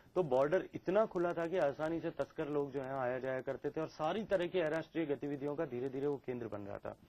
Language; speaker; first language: Hindi; native; Hindi